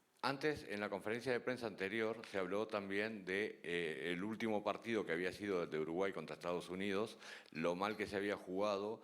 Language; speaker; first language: Spanish; native; Spanish